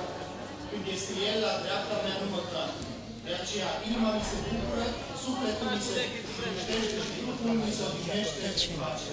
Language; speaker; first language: Romanian; native; Romanian